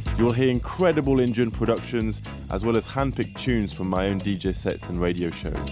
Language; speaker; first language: English; native; English